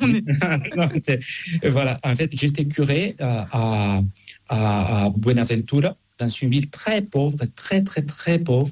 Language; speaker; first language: French; non-native, fluent; Spanish